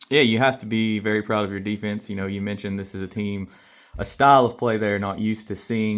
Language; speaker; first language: English; native; English